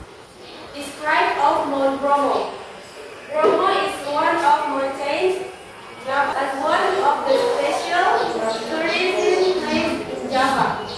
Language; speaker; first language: English; non-native, learner; Indonesian